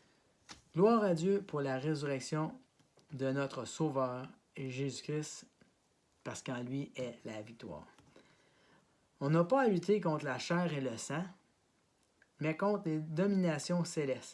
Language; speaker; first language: French; native; French